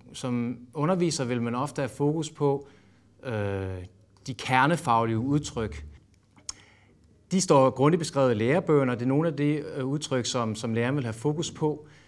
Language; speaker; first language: Danish; native; Danish